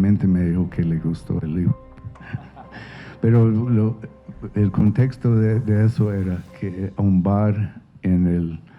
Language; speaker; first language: Spanish; non-native, fluent; English